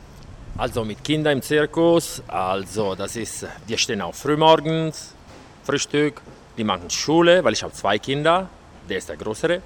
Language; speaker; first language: German; non-native, learner; Italian